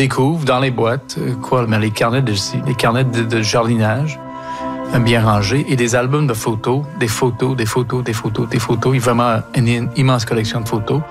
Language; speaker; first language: French; native; French